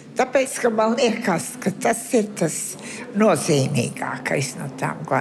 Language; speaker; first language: Latvian; early bilingual, heritage; Latvian